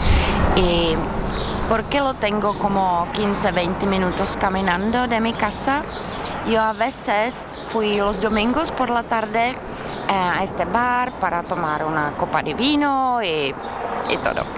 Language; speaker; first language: Spanish; non-native, fluent; Czech